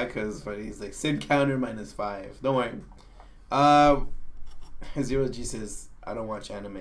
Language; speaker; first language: English; native; English